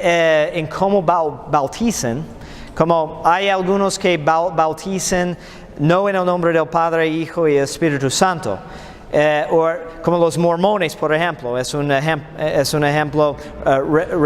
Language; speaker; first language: Spanish; non-native, fluent; English